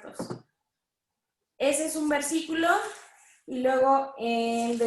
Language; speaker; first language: Spanish; native; Spanish